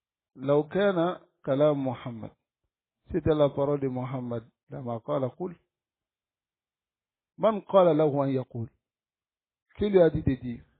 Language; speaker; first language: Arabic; non-native, fluent; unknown